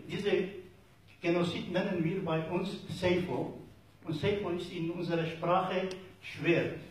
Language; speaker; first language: German; non-native, fluent; Turoyo